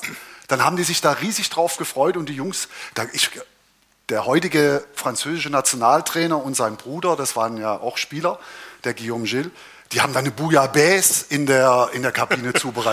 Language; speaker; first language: German; native; German